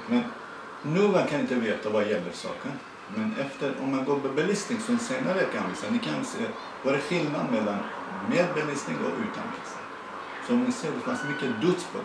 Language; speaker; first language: Swedish; non-native, learner; Persian